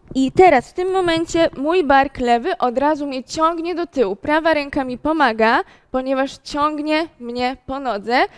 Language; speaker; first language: Polish; native; Polish